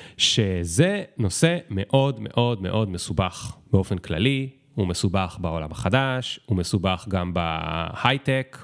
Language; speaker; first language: Hebrew; native; Hebrew